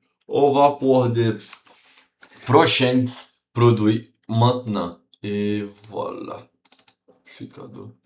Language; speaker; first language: French; non-native, learner; Portuguese